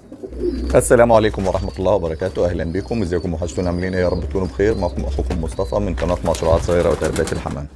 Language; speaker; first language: Arabic; native; Arabic